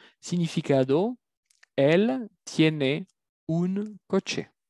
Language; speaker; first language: Spanish; non-native, fluent; French